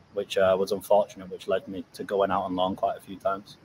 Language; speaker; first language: English; native; English